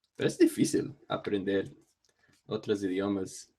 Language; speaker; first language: Spanish; non-native, learner; English